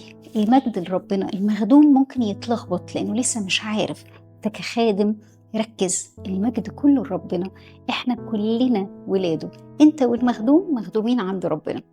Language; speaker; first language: Arabic; native; Arabic